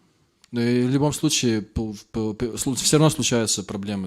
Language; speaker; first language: Russian; native; Russian